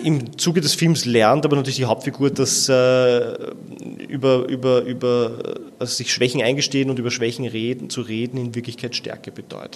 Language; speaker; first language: German; native; German